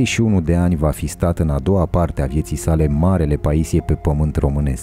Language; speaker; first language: Romanian; native; Romanian